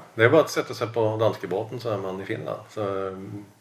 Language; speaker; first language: Swedish; non-native, fluent; Norwegian